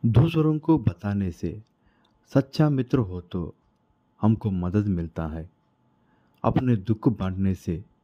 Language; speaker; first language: Hindi; non-native, local second language; Telugu